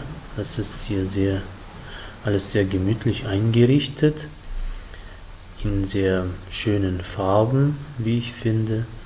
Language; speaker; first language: German; non-native, fluent; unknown